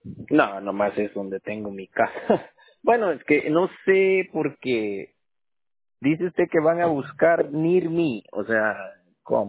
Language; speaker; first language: Spanish; native; Spanish